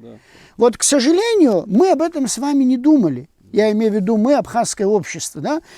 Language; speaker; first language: Russian; non-native, local second language; Abkhazian